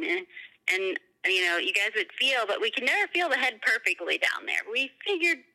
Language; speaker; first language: English; native; English